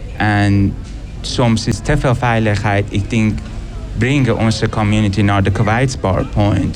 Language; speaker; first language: Dutch; non-native, learner; Persian